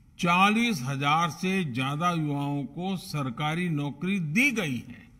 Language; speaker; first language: Hindi; non-native, local second language; Gujarati